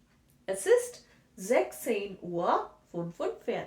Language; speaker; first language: German; non-native, fluent; Hindi